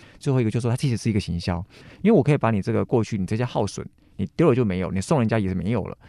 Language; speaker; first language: Chinese; native; Chinese